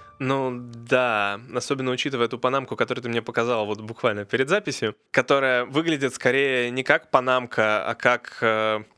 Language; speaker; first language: Russian; native; Russian